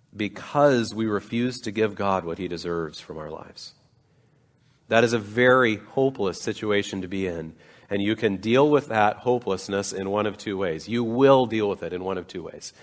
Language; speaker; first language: English; native; English